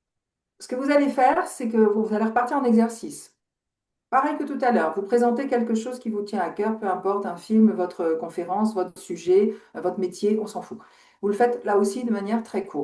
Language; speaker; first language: French; native; French